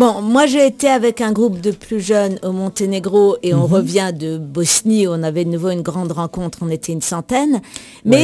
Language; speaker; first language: French; native; French